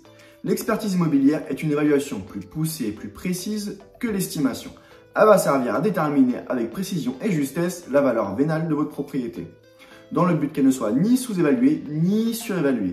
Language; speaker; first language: French; native; French